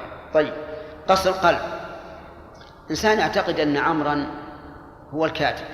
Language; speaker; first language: Arabic; native; Arabic